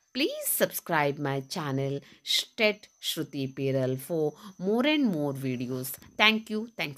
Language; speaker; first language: English; non-native, local second language; Kannada